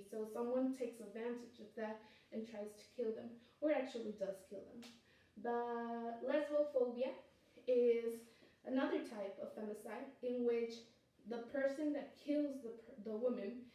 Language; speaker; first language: English; non-native, fluent; Spanish